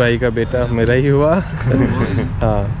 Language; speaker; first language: Hindi; native; Hindi